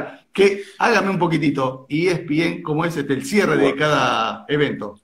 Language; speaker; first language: Spanish; native; Spanish